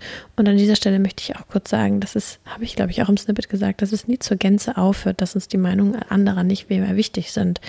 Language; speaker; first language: German; native; German